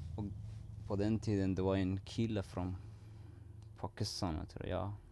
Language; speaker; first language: Swedish; non-native, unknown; Persian